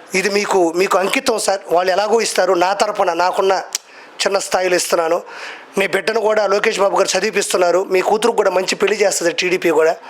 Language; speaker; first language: Telugu; native; Telugu